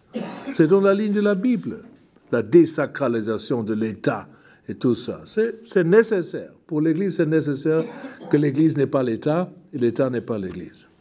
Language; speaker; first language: French; non-native, fluent; German